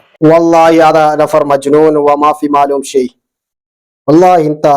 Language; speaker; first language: Arabic; non-native, learner; Malayalam